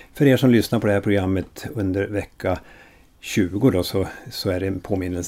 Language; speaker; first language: Swedish; native; Swedish